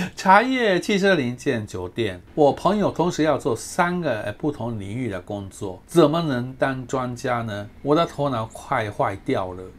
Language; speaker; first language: Chinese; non-native, fluent; Japanese